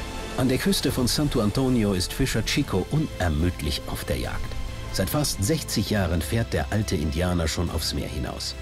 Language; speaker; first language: German; native; German